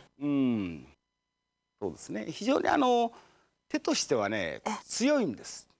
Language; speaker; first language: Japanese; native; Japanese